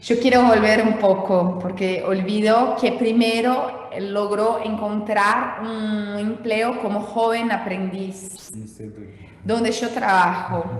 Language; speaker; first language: Spanish; non-native, fluent; Portuguese